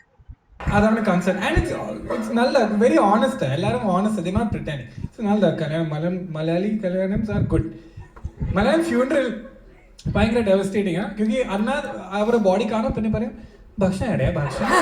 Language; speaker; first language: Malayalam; non-native, learner; English